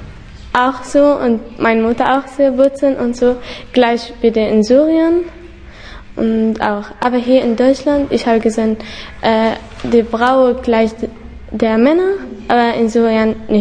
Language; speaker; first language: German; non-native, learner; Arabic